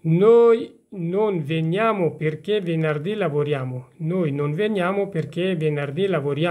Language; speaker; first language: Italian; non-native, fluent; Persian